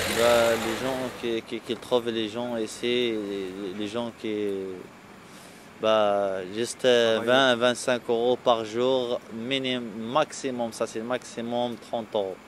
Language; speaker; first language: French; non-native, learner; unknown